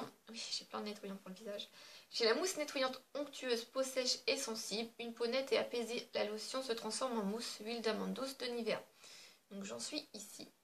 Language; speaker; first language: French; native; French